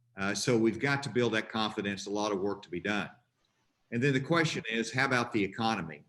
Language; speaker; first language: English; native; English